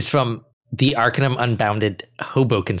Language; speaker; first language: English; native; English